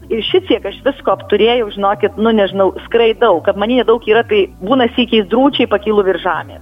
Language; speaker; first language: Lithuanian; native; Lithuanian